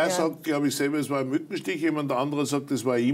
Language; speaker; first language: German; native; German